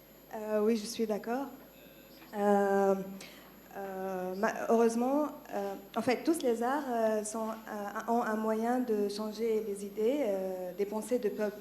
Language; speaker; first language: French; non-native, learner; Arabic